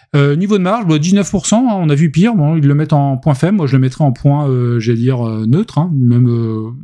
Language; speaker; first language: French; native; French